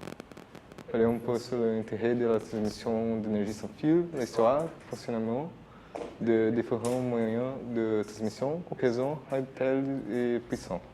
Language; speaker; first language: French; non-native, learner; Portuguese